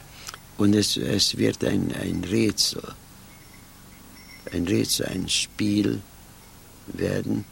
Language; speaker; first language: German; non-native, fluent; Hungarian